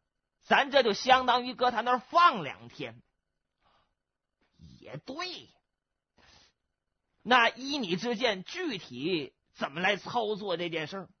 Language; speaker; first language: Chinese; native; Chinese